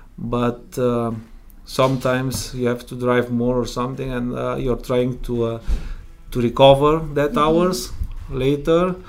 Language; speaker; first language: English; non-native, fluent; Romanian